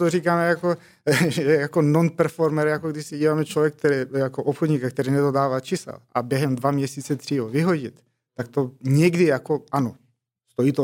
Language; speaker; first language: Czech; non-native, fluent; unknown